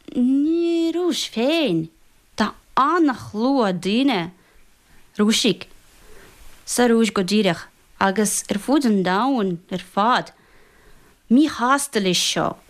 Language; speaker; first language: Irish; non-native, fluent; Russian